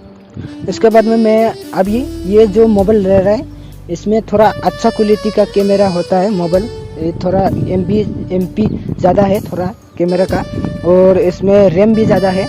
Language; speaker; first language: Hindi; non-native, local second language; Bodo